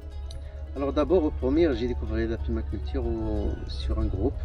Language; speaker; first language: French; non-native, learner; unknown